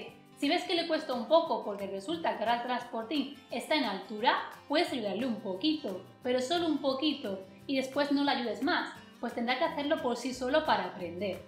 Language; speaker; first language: Spanish; native; Spanish